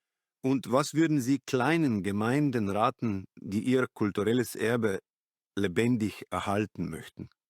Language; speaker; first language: German; non-native, fluent; Slovenian